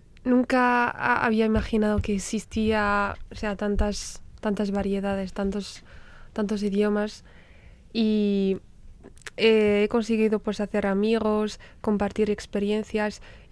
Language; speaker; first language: Spanish; non-native, fluent; Riffian